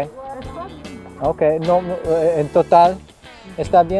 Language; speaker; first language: Spanish; non-native, learner; English